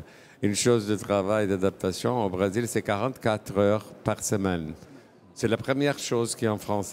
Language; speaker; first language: French; non-native, fluent; Portuguese